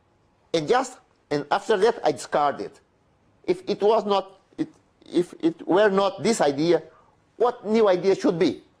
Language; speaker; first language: English; non-native, fluent; Spanish